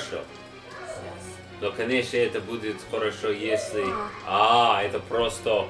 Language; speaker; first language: Russian; non-native, learner; English